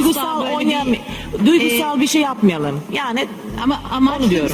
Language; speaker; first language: Turkish; non-native, learner; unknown